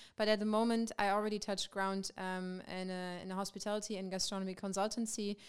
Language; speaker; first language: English; non-native, fluent; German